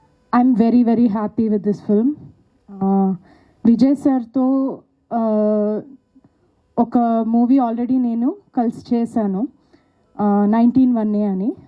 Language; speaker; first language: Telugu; non-native, local second language; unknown